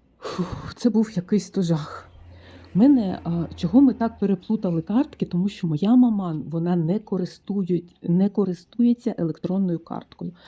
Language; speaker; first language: Ukrainian; native; Ukrainian